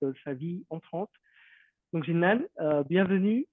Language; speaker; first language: French; non-native, fluent; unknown